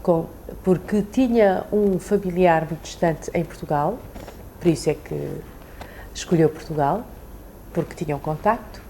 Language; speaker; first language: Portuguese; early bilingual, other home language; Chinese